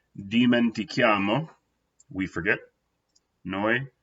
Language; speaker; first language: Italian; non-native, fluent; English